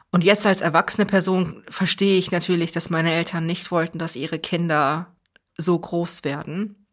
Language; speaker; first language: German; early bilingual, other home language; Persian